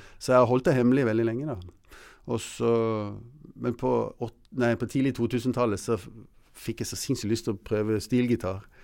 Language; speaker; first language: Norwegian; early bilingual, other home language; English